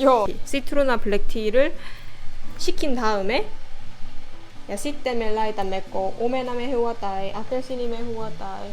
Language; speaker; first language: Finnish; non-native, learner; Korean